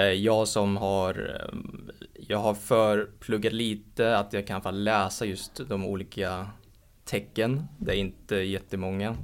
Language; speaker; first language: Swedish; early bilingual, heritage; Swedish